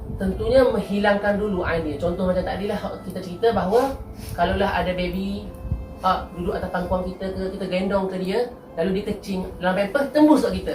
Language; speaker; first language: Malay; native; Malay